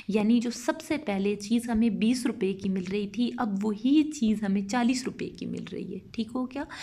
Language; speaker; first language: Urdu; non-native, local second language; Punjabi